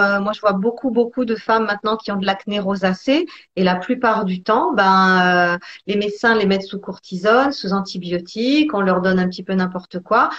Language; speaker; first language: French; early bilingual, other home language; Italian